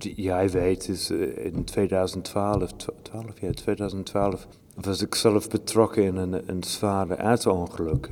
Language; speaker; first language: Dutch; non-native, fluent; English